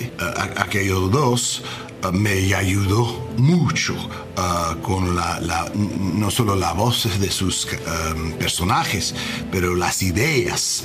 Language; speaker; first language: Spanish; non-native, learner; English